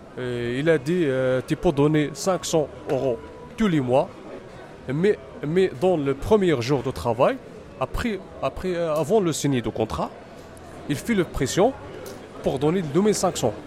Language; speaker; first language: French; non-native, learner; Arabic